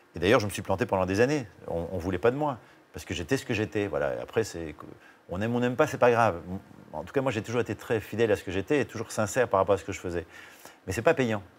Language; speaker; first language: French; native; French